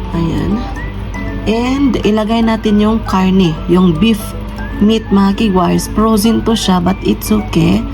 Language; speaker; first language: Filipino; non-native, local second language; Cebuano